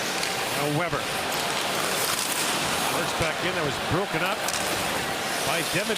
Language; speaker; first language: English; native; English